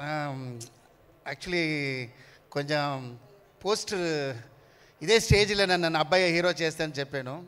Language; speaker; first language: Telugu; non-native, learner; Kannada